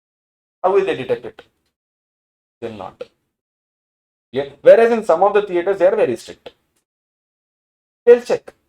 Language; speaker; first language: English; non-native, local second language; Tamil